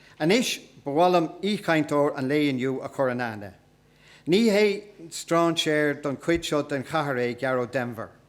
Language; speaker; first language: Irish; non-native, local second language; English